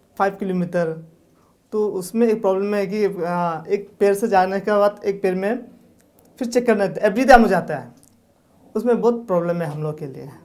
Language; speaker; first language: Hindi; non-native, local second language; Nyishi